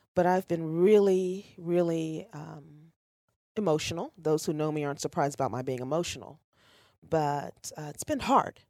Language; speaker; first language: English; native; English